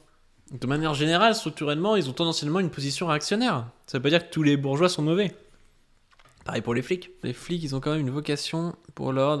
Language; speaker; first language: French; native; French